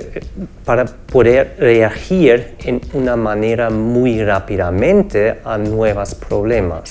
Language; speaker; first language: Spanish; non-native, fluent; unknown